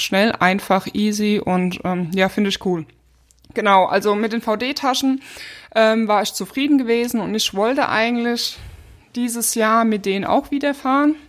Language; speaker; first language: German; native; German